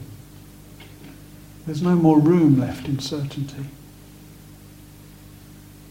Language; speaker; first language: English; native; English